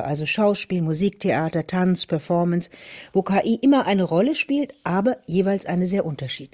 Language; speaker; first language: German; native; German